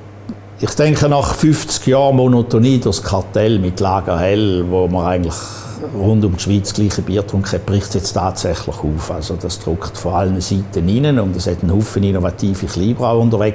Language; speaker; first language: German; native; German